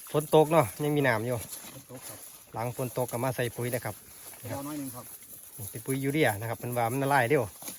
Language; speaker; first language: Thai; native; Thai